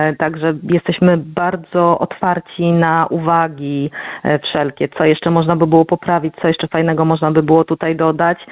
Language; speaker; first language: Polish; native; Polish